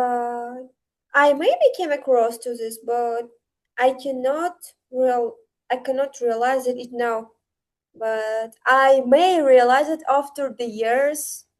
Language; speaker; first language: English; non-native, learner; Uzbek